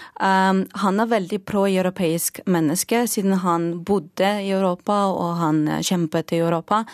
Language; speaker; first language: Norwegian; non-native, fluent; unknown